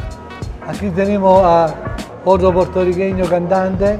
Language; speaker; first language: Spanish; non-native, fluent; Italian